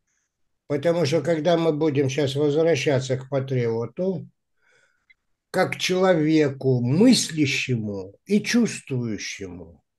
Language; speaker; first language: Russian; native; Russian